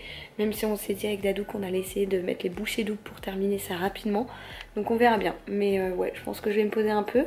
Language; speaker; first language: French; native; French